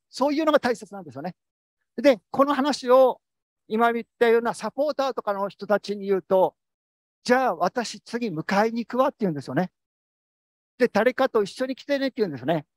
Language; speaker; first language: Japanese; native; Japanese